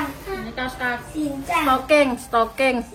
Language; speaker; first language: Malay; non-native, local second language; Javanese